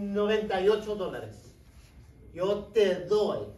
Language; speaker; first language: Spanish; non-native, fluent; English